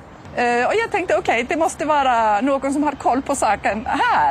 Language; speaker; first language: Swedish; non-native, fluent; Icelandic